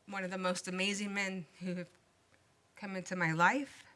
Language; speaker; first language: English; native; English